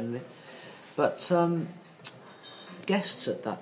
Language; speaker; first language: English; native; English